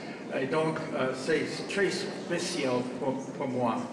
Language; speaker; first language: French; non-native, fluent; English